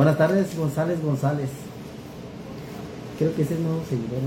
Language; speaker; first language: Spanish; native; Spanish